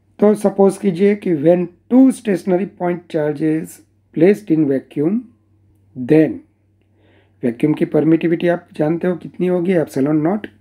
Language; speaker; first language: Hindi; non-native, local second language; Gujarati